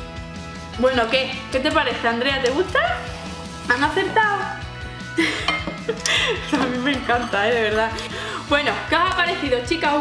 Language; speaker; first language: Spanish; native; Spanish